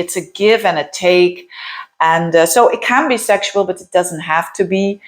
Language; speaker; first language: English; non-native, fluent; Dutch